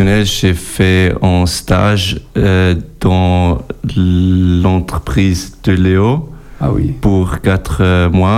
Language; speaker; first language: French; non-native, local second language; German